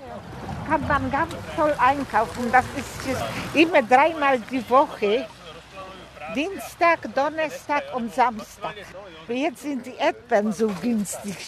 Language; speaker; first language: German; non-native, fluent; Polish